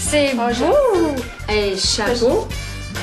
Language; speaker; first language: French; native; French